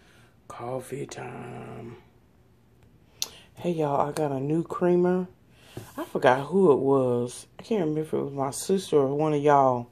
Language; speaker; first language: English; native; English